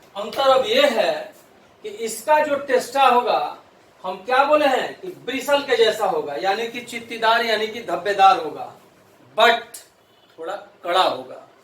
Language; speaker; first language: Hindi; native; Hindi